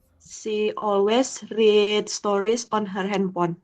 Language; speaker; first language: English; non-native, learner; Indonesian